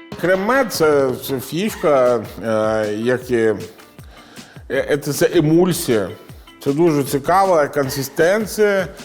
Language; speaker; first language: Ukrainian; non-native, learner; Italian